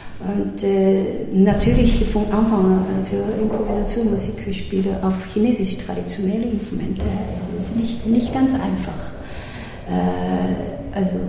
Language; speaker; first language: German; non-native, learner; Chinese